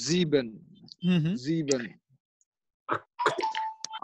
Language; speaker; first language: German; non-native, learner; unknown